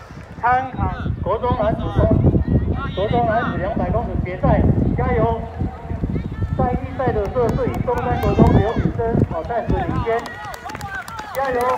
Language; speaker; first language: Chinese; native; Chinese